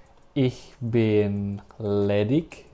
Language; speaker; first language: German; non-native, learner; Indonesian